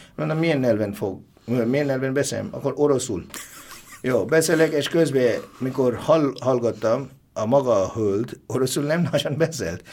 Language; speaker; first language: Hungarian; non-native, learner; Bangla